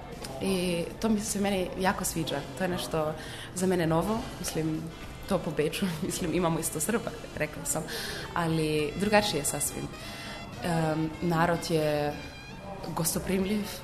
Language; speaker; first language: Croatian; non-native, fluent; German